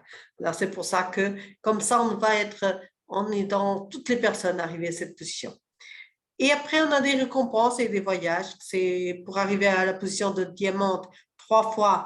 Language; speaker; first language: French; early bilingual, other home language; Portuguese